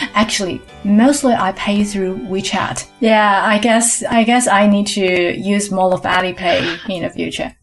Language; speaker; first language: English; non-native, fluent; Chinese